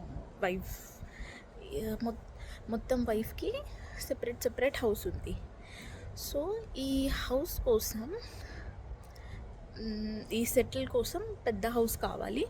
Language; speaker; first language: Telugu; non-native, learner; Marathi